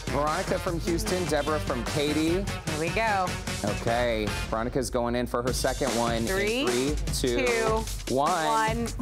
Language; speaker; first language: English; native; English